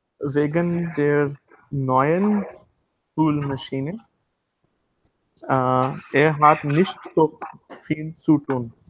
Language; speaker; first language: German; non-native, learner; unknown